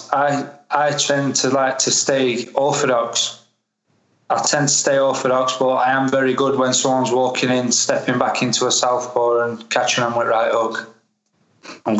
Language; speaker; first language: English; native; English